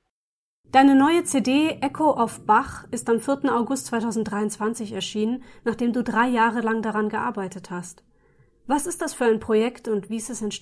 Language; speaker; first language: German; native; German